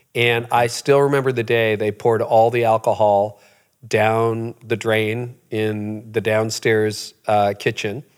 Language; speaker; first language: English; native; English